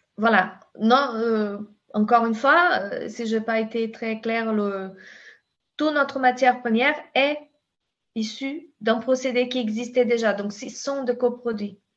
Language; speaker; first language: French; non-native, fluent; Portuguese